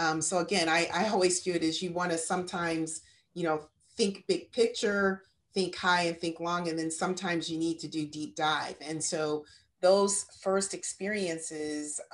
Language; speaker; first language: English; native; English